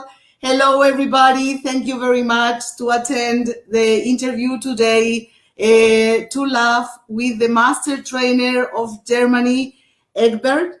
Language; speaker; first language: English; non-native, learner; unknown